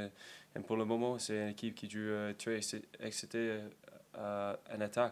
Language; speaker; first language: French; non-native, learner; English